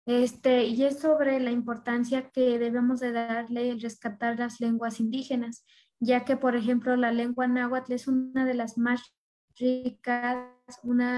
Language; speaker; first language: Spanish; non-native, local second language; Nahuatl languages